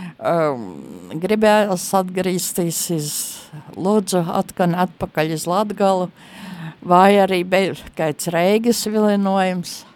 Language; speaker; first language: Latvian; native; Latvian